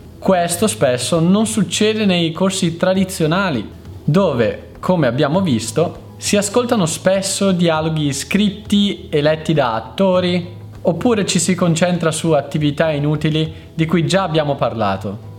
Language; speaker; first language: Italian; native; Italian